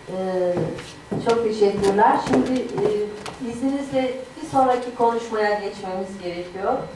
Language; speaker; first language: Turkish; native; Turkish